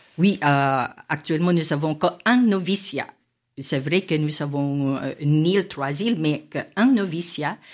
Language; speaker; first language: French; non-native, fluent; Filipino